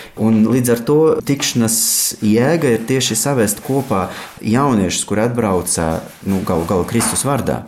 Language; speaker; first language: Latvian; non-native, fluent; Russian